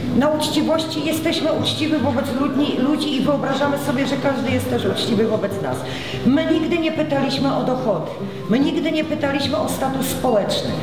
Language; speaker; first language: Polish; native; Polish